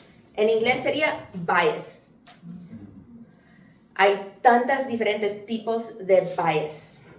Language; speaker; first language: Spanish; early bilingual, heritage; English